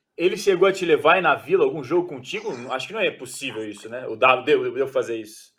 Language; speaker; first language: Portuguese; native; Portuguese